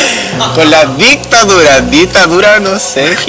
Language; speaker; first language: Portuguese; non-native, learner; Spanish